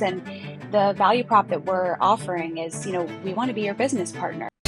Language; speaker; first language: English; native; English